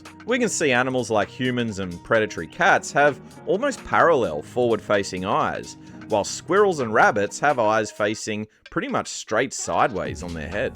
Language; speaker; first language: English; native; English